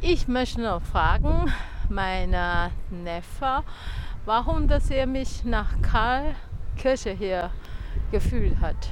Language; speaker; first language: German; non-native, learner; Chinese